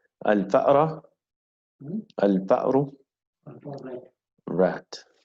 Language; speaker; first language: Arabic; non-native, fluent; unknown